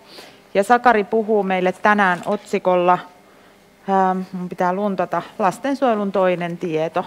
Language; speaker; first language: Finnish; native; Finnish